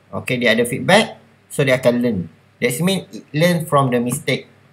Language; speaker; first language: English; non-native, local second language; Malay